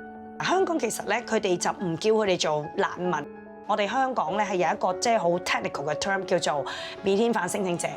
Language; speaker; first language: Cantonese; native; Cantonese